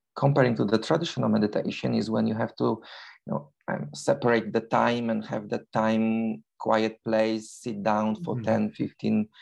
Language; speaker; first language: English; non-native, fluent; Polish